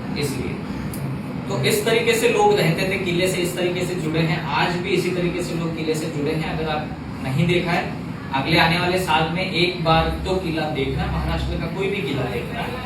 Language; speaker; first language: Hindi; non-native, local second language; Marathi